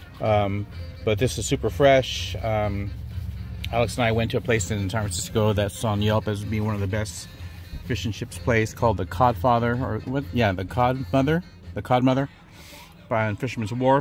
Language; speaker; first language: English; native; English